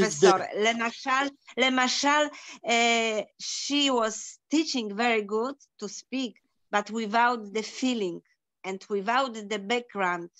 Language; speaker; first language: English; non-native, learner; Polish